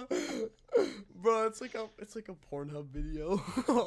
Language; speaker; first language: English; native; English